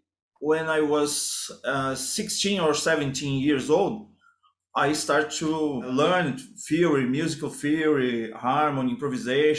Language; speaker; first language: English; non-native, learner; Portuguese